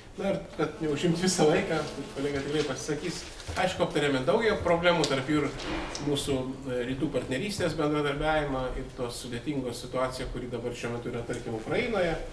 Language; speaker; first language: Lithuanian; native; Lithuanian